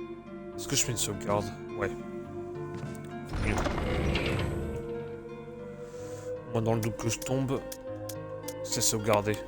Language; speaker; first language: French; native; French